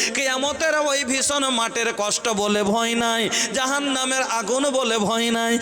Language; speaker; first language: Bangla; non-native, local second language; Bhojpuri